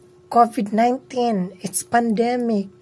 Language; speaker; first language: English; non-native, learner; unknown